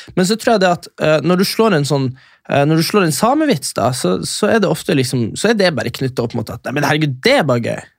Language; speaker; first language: Norwegian; native; Norwegian